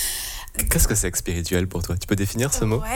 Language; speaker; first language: French; native; French